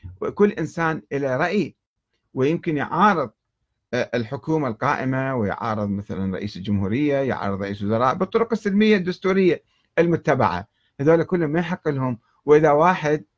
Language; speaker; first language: Arabic; native; Arabic